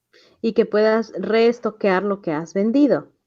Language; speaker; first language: Spanish; native; Spanish